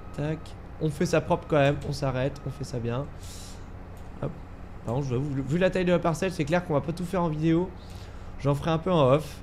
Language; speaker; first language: French; native; French